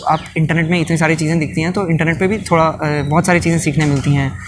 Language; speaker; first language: Hindi; non-native, local second language; Urdu